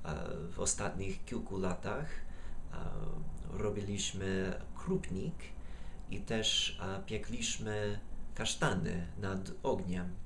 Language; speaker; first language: Polish; non-native, fluent; English